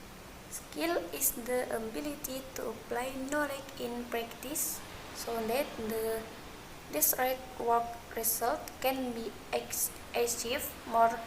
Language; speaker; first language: English; non-native, learner; Indonesian